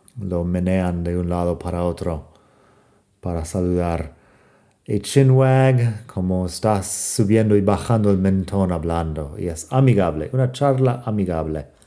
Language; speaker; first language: Spanish; non-native, fluent; English